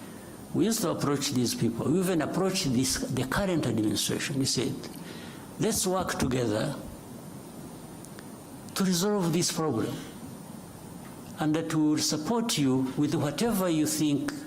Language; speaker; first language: English; non-native, local second language; Kinyarwanda